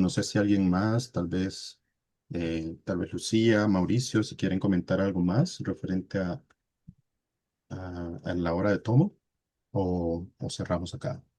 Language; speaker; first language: Spanish; native; Spanish